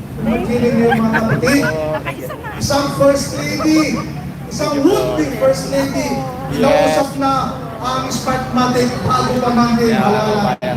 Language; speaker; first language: Filipino; non-native, local second language; Iloko